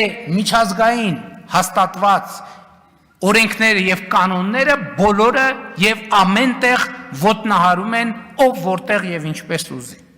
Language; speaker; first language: Armenian; native; Armenian